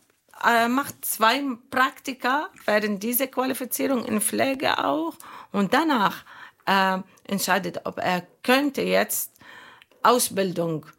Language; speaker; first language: German; non-native, fluent; Arabic